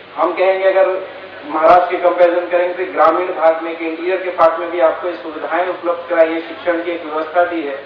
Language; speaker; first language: Hindi; non-native, local second language; Marathi